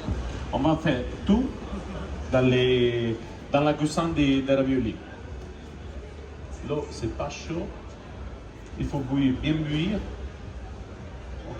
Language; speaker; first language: French; non-native, learner; Italian